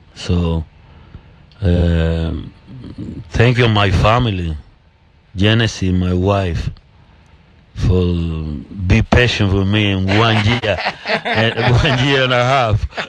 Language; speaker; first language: English; non-native, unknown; Spanish